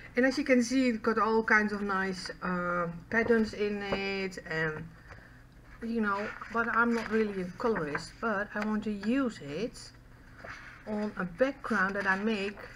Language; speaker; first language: English; non-native, fluent; Dutch